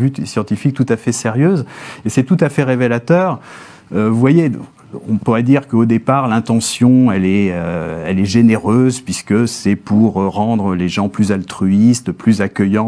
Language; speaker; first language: French; native; French